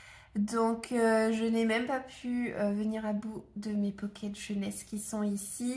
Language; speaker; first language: French; native; French